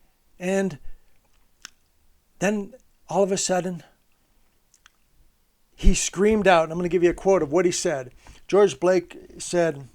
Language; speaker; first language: English; native; English